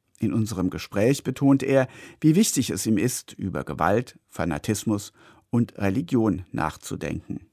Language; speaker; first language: German; native; German